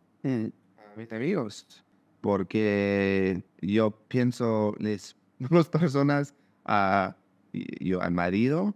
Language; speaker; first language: Spanish; non-native, learner; English